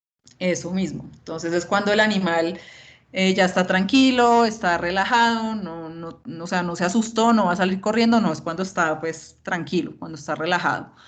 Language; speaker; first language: Spanish; native; Spanish